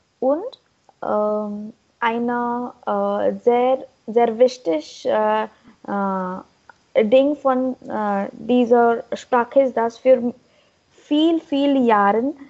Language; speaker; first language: German; non-native, learner; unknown